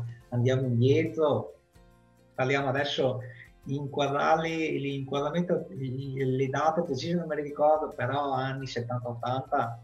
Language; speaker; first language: Italian; native; Italian